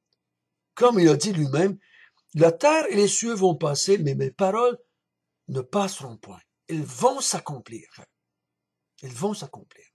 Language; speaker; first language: French; native; French